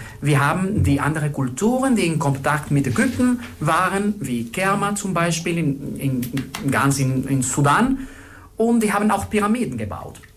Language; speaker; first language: German; non-native, fluent; Spanish